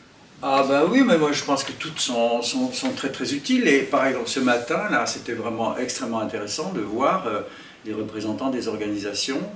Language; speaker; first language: French; native; French